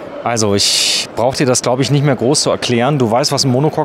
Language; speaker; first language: German; native; German